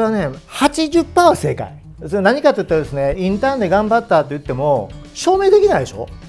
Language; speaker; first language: Japanese; native; Japanese